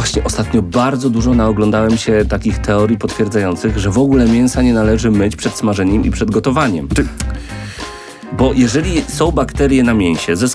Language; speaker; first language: Polish; native; Polish